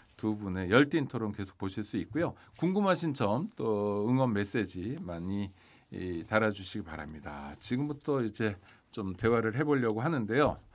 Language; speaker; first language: Korean; native; Korean